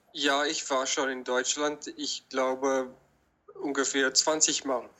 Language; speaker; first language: German; non-native, learner; English